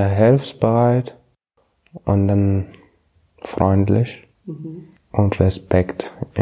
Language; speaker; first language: German; non-native, learner; Arabic